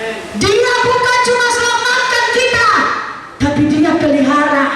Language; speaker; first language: Indonesian; native; Indonesian